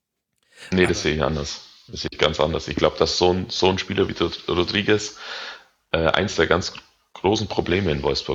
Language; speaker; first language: German; native; German